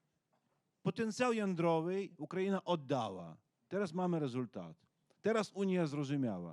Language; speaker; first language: Polish; non-native, learner; Ukrainian